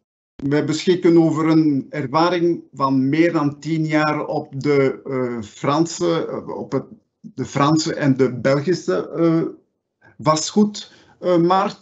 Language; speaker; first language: Dutch; non-native, local second language; French